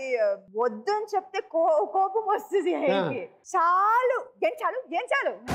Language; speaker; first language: Telugu; non-native, local second language; Tamil